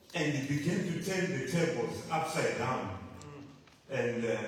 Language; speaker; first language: English; non-native, local second language; Shona